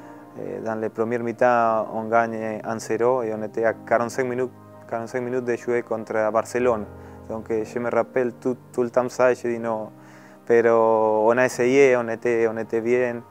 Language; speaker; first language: French; non-native, learner; Spanish